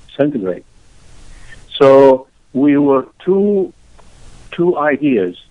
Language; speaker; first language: English; non-native, fluent; Arabic